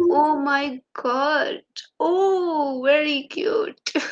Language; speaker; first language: English; non-native, learner; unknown